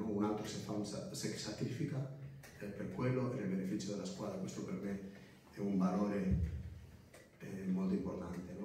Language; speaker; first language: Italian; non-native, fluent; Spanish